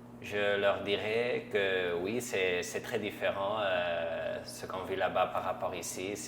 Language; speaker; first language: French; non-native, fluent; Catalan